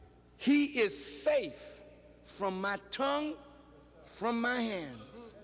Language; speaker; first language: English; native; English